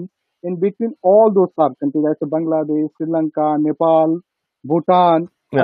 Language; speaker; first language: English; non-native, local second language; Nepali